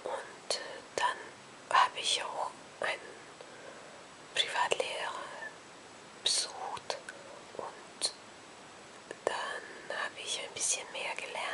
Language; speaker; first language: German; non-native, fluent; Hungarian